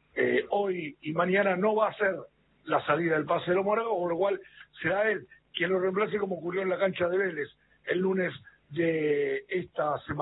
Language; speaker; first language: Spanish; native; Spanish